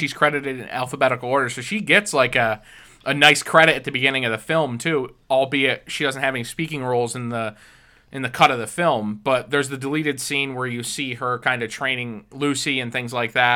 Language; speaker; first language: English; native; English